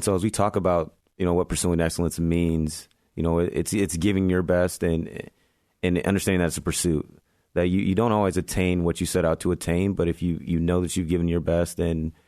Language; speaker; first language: English; native; English